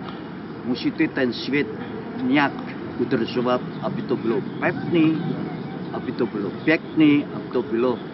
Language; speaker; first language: Czech; non-native, fluent; Indonesian